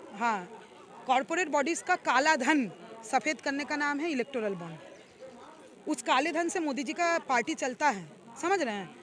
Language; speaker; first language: Hindi; non-native, local second language; Bangla